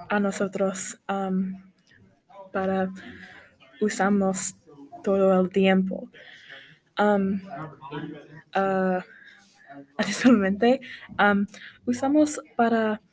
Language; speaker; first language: Spanish; non-native, learner; English